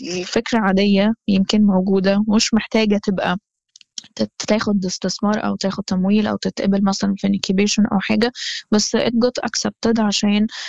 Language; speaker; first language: Arabic; native; Arabic